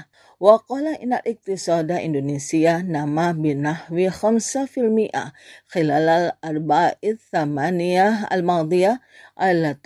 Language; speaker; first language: Arabic; non-native, learner; Indonesian